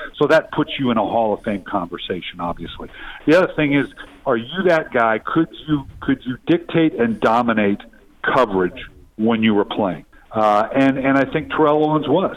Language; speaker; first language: English; native; English